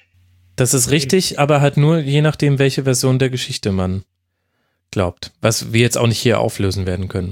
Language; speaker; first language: German; native; German